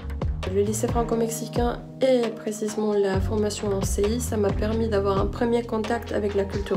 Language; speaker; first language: French; non-native, fluent; Spanish